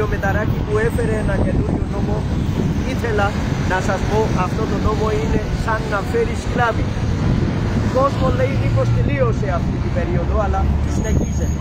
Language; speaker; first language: Greek; non-native, learner; Urdu